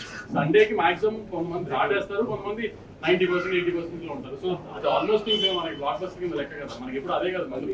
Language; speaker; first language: Telugu; native; Telugu